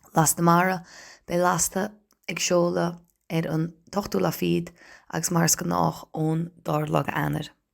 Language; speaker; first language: Irish; native; Irish